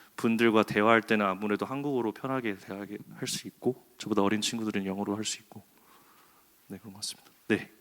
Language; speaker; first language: Korean; early bilingual, heritage; Korean